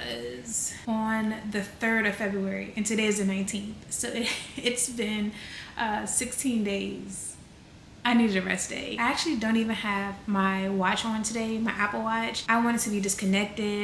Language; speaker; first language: English; native; English